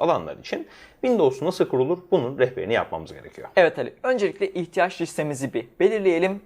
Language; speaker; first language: Turkish; native; Turkish